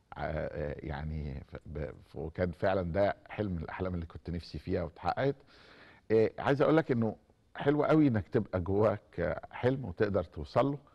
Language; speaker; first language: Arabic; native; Arabic